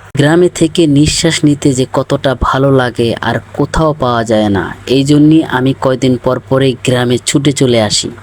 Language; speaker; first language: Bangla; native; Bangla